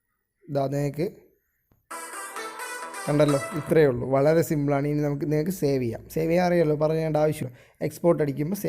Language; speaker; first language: Malayalam; native; Malayalam